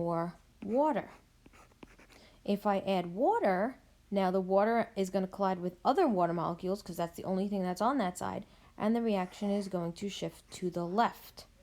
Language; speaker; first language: English; native; English